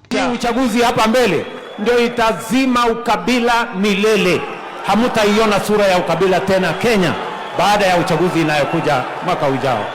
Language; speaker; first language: Swahili; non-native, local second language; Kalenjin